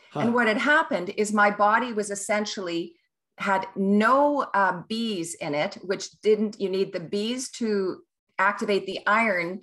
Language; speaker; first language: English; native; English